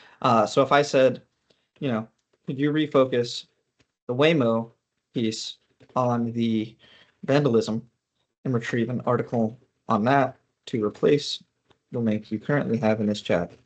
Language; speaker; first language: English; native; English